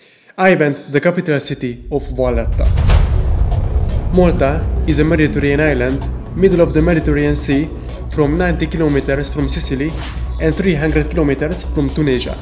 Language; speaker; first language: English; non-native, learner; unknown